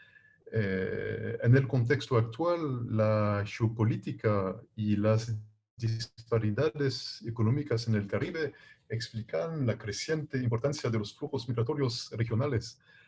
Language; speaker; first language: Spanish; non-native, fluent; French